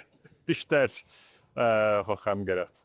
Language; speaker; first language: Persian; non-native, learner; English